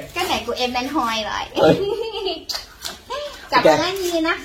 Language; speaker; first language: Vietnamese; non-native, learner; Thai